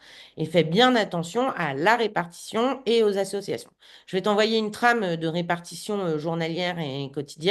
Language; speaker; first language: French; native; French